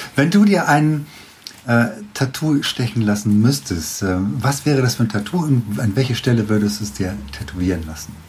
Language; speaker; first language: German; native; German